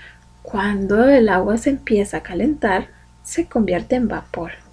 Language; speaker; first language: Spanish; native; Spanish